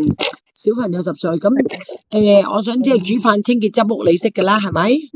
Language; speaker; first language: Cantonese; native; Cantonese